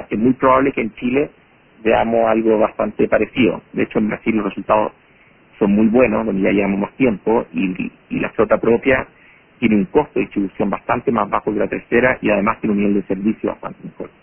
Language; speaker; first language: Spanish; native; Spanish